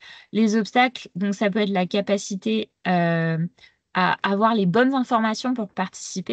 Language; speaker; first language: French; native; French